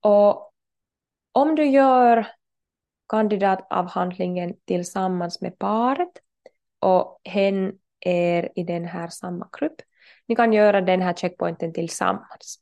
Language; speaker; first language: Swedish; non-native, learner; Finnish